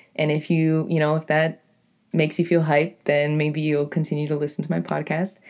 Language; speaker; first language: English; native; English